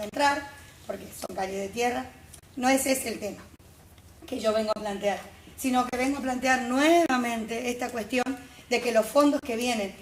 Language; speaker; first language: Spanish; native; Spanish